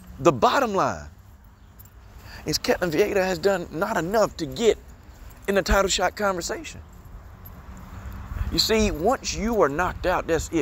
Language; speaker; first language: English; native; English